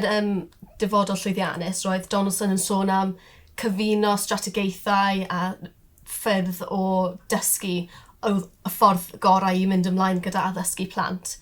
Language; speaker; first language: Welsh; non-native, local second language; English